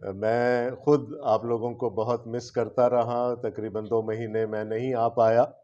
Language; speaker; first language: Urdu; non-native, local second language; Punjabi